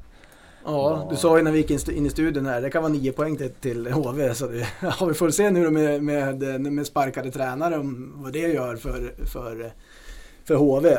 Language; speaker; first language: Swedish; native; Swedish